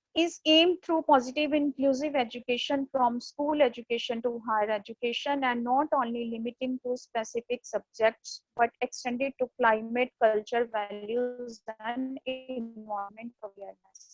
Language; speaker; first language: English; non-native, local second language; Punjabi